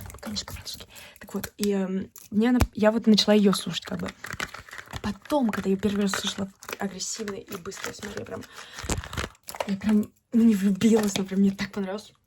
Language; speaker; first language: Russian; early bilingual, heritage; Russian